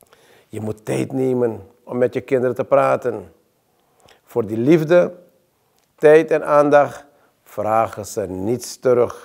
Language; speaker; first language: Dutch; native; Dutch